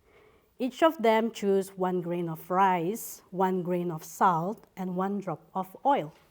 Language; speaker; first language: English; non-native, fluent; Indonesian